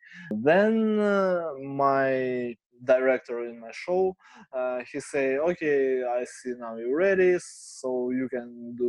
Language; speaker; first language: English; non-native, learner; Ukrainian